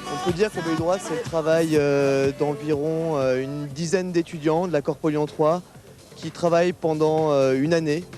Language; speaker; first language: French; native; French